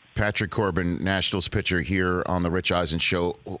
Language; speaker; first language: English; native; English